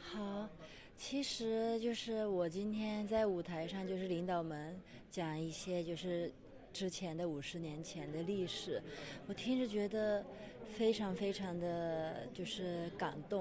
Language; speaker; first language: Chinese; non-native, fluent; Japanese